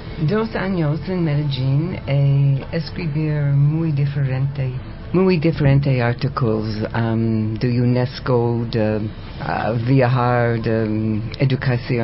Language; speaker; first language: Spanish; non-native, learner; English